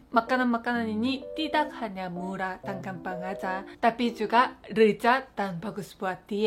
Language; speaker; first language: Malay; non-native, fluent; Korean